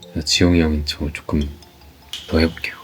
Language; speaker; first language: Korean; native; Korean